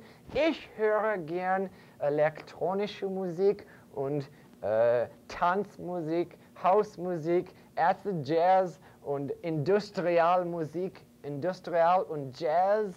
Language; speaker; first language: German; non-native, fluent; English